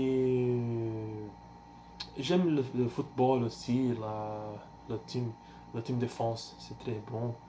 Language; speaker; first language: French; non-native, learner; Portuguese